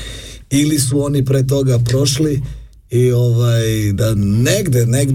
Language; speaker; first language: Serbian; native; Serbian